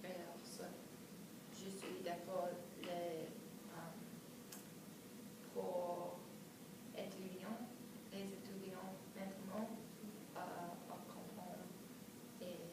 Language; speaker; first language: French; non-native, learner; English